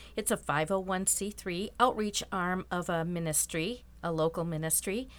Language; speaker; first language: English; native; English